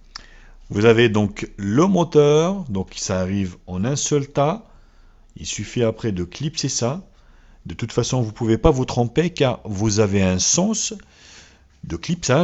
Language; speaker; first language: French; native; French